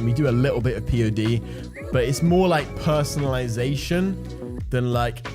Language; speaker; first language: English; native; English